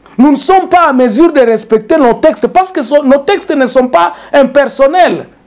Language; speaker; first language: French; non-native, local second language; Swahili